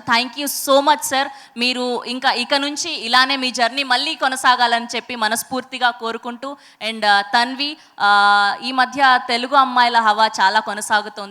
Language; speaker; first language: Telugu; native; Telugu